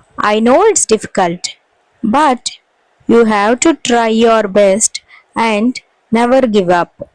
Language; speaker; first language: English; non-native, local second language; Telugu